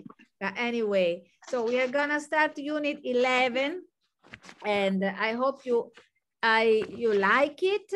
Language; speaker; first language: English; non-native, fluent; Italian